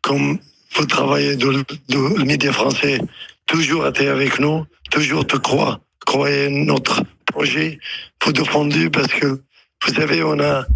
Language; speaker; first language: French; non-native, learner; Arabic